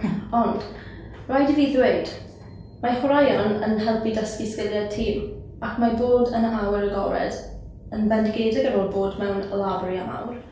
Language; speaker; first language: Welsh; non-native, learner; English